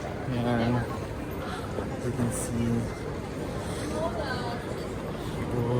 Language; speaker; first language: English; non-native, local second language; Filipino